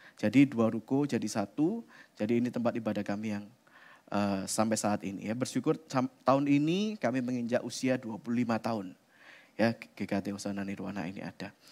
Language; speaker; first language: Indonesian; native; Indonesian